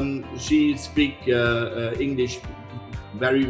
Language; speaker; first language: English; non-native, learner; German